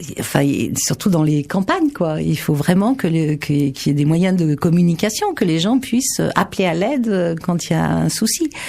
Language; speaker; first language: French; native; French